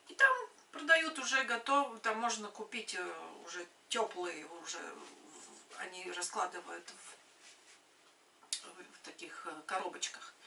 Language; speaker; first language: Russian; non-native, local second language; Latvian